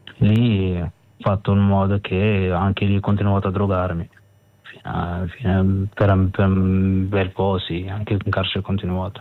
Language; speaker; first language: Italian; non-native, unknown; Arabic